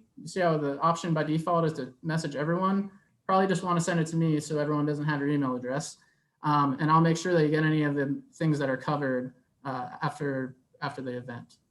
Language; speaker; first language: English; native; English